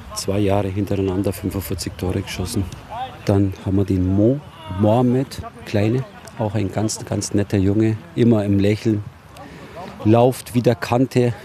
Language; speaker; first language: German; early bilingual, other home language; Turkish